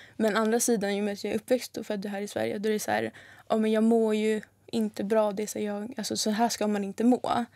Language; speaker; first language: Swedish; native; Swedish